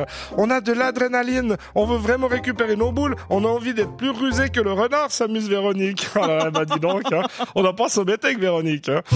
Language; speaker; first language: French; native; French